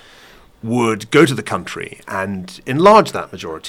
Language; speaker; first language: English; native; English